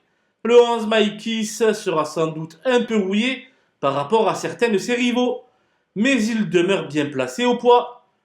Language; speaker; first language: French; native; French